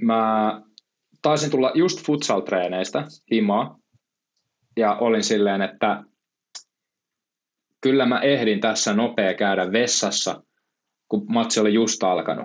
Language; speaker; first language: Finnish; native; Finnish